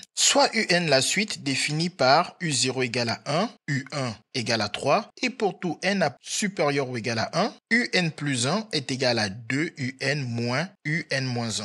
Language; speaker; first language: French; native; French